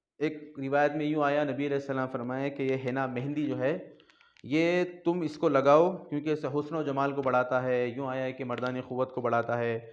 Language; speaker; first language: Urdu; native; Urdu